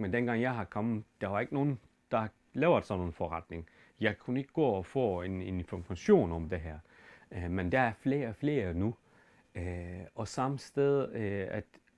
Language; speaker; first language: Danish; non-native, fluent; Turkish